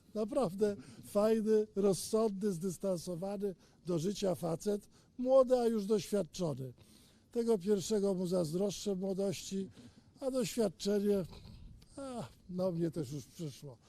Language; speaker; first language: Polish; native; Polish